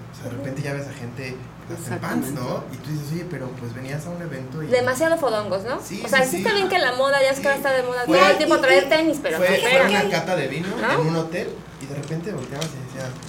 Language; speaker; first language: Spanish; native; Spanish